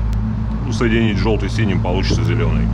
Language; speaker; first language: Russian; native; Russian